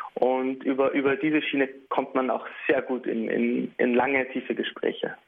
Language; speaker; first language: German; early bilingual, heritage; German